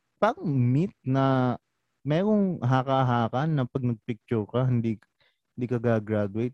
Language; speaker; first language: Filipino; native; Filipino